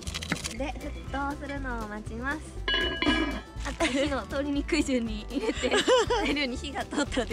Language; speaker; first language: Japanese; native; Japanese